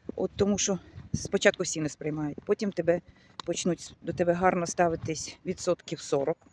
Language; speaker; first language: Ukrainian; native; Ukrainian